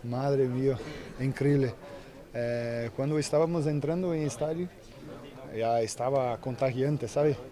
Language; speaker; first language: Spanish; non-native, fluent; Portuguese